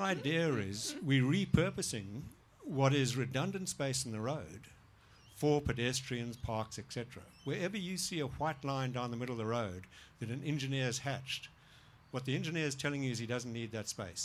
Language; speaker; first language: English; native; English